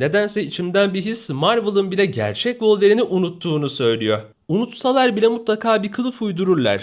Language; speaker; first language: Turkish; native; Turkish